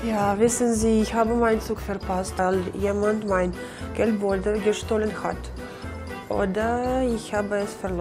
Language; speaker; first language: German; non-native, fluent; Russian